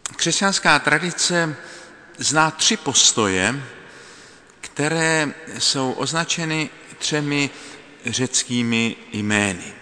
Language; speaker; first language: Czech; native; Czech